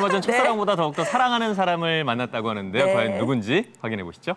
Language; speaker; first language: Korean; native; Korean